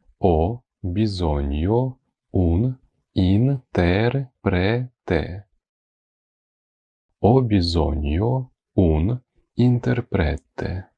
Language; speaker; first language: Italian; non-native, fluent; Ukrainian